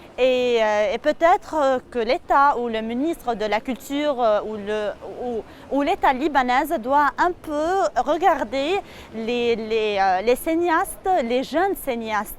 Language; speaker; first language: French; non-native, local second language; Arabic